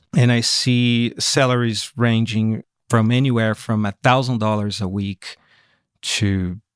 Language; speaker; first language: English; non-native, fluent; Portuguese